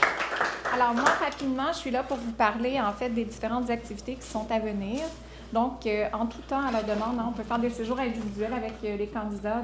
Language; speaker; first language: French; native; French